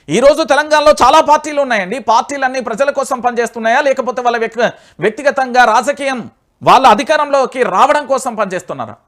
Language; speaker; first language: Telugu; native; Telugu